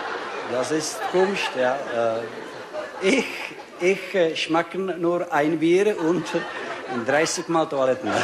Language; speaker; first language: German; non-native, learner; Czech